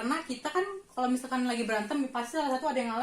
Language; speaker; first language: Indonesian; native; Indonesian